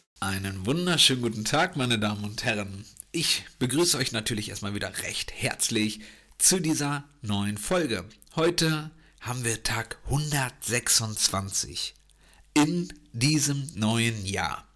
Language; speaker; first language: German; native; German